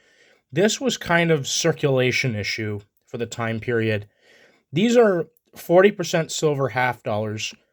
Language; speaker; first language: English; native; English